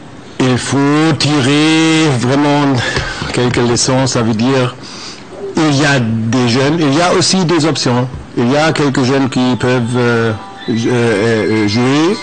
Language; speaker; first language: French; non-native, fluent; German